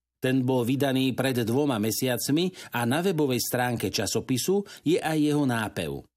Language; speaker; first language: Slovak; native; Slovak